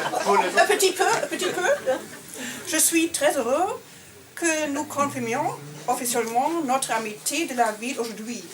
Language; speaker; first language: French; non-native, learner; German